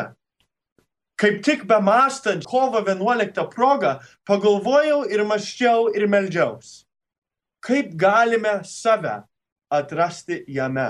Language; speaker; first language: Lithuanian; early bilingual, heritage; Lithuanian